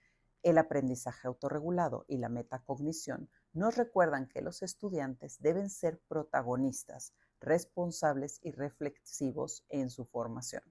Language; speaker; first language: Spanish; native; Spanish